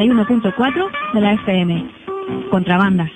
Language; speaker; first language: Spanish; native; Spanish